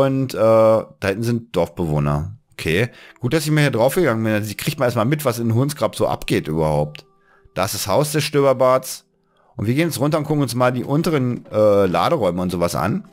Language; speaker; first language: German; native; German